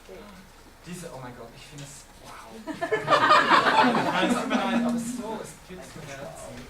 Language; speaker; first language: German; non-native, fluent; French